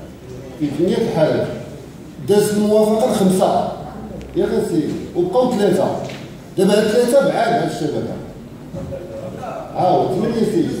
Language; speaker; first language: Arabic; native; Arabic